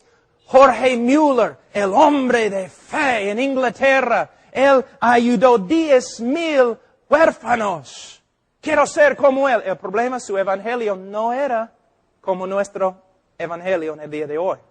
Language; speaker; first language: Spanish; non-native, fluent; English